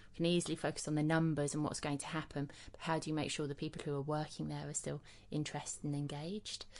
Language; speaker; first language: English; native; English